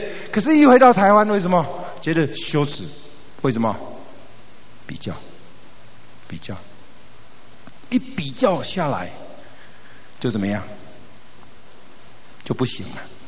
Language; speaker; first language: Chinese; native; Chinese